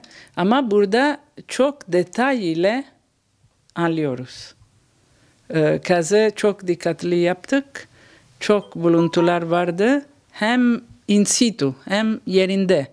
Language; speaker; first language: Turkish; non-native, learner; Italian